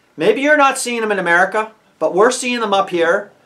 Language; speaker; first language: English; native; English